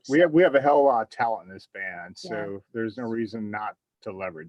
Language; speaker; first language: English; native; English